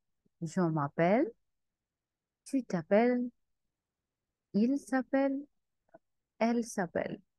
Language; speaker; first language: French; non-native, fluent; Arabic